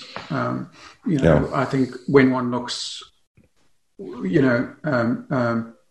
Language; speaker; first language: English; native; English